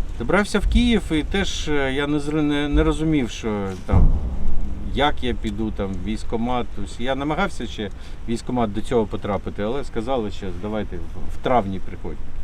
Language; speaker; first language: Ukrainian; non-native, local second language; Russian